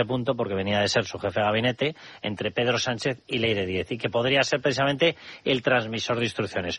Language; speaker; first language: Spanish; native; Spanish